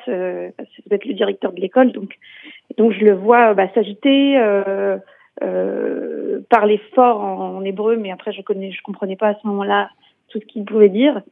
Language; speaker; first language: French; native; French